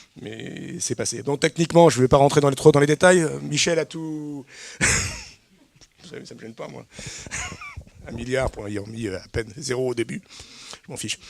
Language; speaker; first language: French; native; French